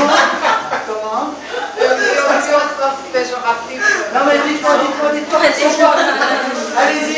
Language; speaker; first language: French; native; French